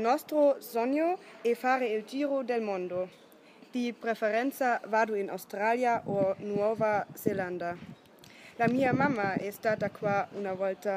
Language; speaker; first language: Italian; non-native, learner; German